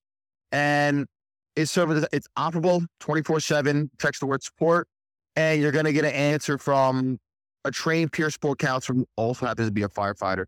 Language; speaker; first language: English; native; English